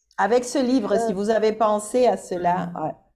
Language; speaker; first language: French; non-native, fluent; Spanish